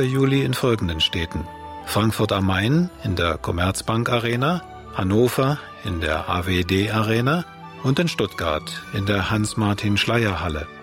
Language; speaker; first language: German; native; German